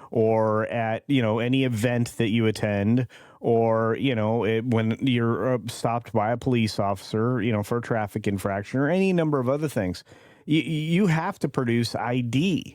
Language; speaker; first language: English; native; English